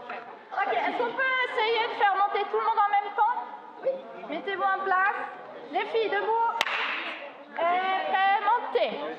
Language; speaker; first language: French; native; French